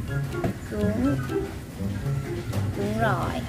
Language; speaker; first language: Vietnamese; non-native, learner; Thai